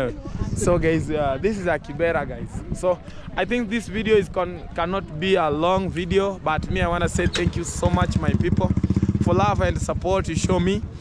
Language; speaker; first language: English; non-native, learner; Swahili